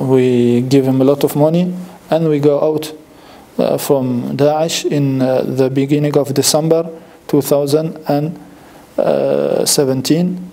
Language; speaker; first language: English; non-native, learner; French